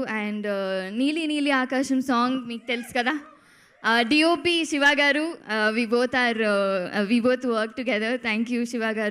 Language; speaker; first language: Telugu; non-native, local second language; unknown